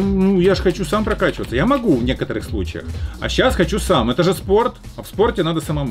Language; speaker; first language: Russian; native; Russian